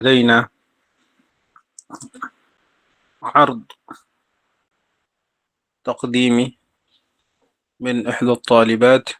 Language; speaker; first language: Arabic; non-native, fluent; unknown